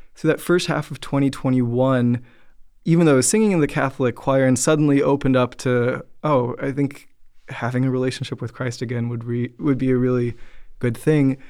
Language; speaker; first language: English; native; English